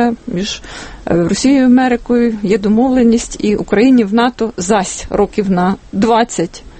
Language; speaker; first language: Ukrainian; native; Ukrainian